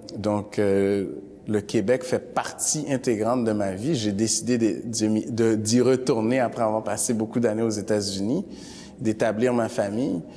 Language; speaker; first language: French; early bilingual, other home language; Haitian Creole